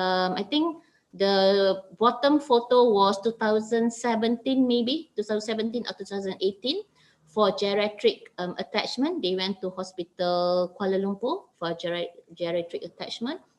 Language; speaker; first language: English; non-native, local second language; Malay